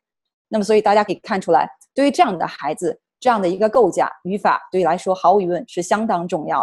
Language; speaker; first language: Chinese; native; Chinese